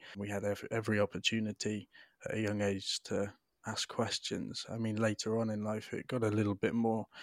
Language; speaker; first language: English; native; English